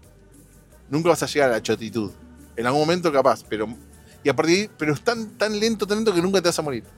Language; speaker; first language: Spanish; native; Spanish